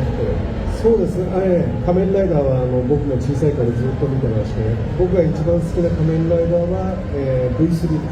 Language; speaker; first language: Japanese; non-native, fluent; Portuguese